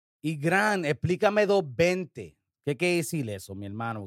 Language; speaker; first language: Spanish; early bilingual, heritage; Spanish